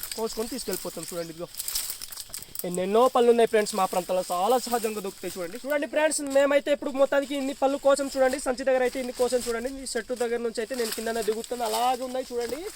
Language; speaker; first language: Telugu; non-native, local second language; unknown